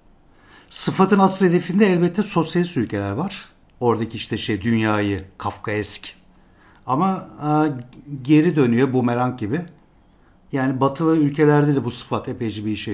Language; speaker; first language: Turkish; native; Turkish